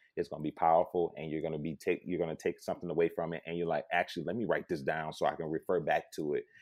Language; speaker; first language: English; native; English